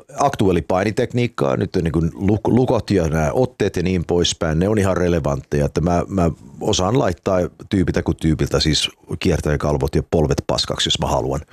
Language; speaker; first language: Finnish; early bilingual, heritage; Finnish